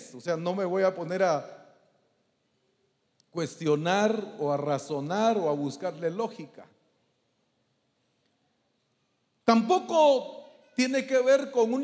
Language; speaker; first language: Spanish; native; Spanish